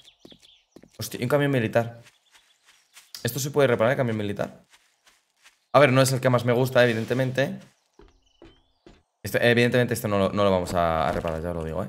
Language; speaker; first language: Spanish; native; Spanish